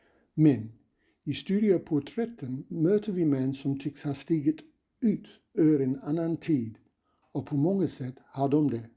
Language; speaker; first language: Swedish; non-native, fluent; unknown